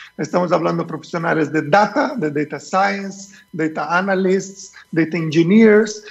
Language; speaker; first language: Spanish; non-native, fluent; Portuguese